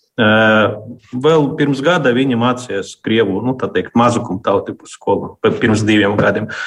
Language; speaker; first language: Latvian; non-native, local second language; Russian